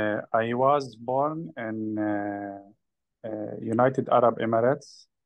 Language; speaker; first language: English; non-native, learner; Arabic